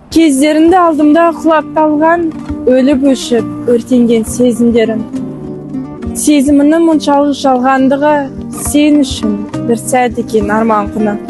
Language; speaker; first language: Kazakh; non-native, local second language; Russian